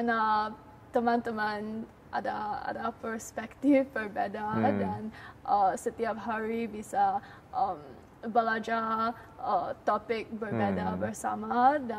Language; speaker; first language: Indonesian; non-native, learner; Chinese